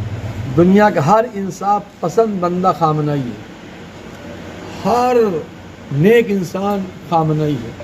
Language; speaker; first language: Urdu; native; Urdu